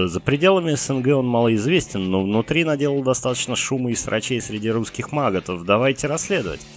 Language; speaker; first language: Russian; native; Russian